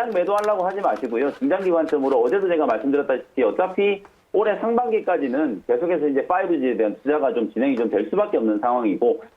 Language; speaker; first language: Korean; native; Korean